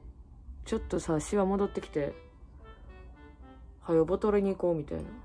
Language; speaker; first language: Japanese; native; Japanese